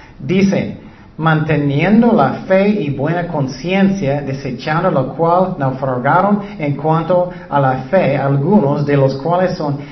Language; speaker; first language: Spanish; non-native, learner; English